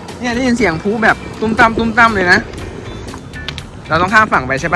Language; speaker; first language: Thai; native; Thai